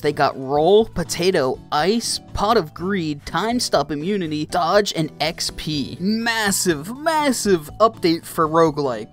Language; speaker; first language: English; native; English